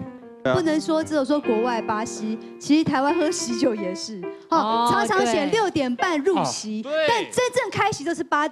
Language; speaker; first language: Chinese; native; Chinese